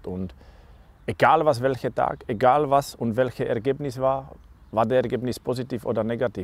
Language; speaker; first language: German; non-native, learner; Slovak